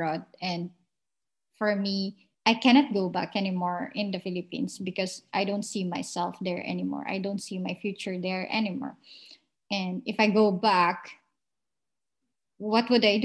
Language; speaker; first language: English; non-native, local second language; Filipino